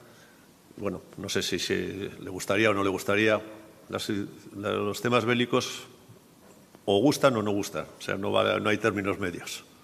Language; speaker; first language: Spanish; native; Spanish